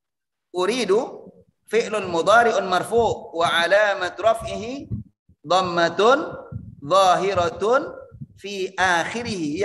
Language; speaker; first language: Arabic; non-native, fluent; Indonesian